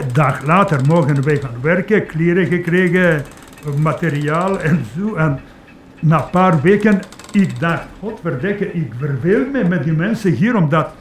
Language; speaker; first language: Dutch; non-native, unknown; Polish